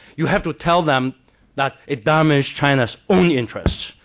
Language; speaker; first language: English; non-native, fluent; Chinese